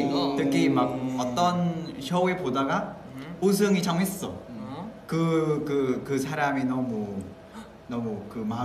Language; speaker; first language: Korean; non-native, fluent; Vietnamese